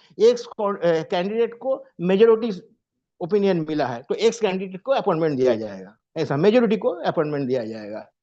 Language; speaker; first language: Hindi; non-native, local second language; Bangla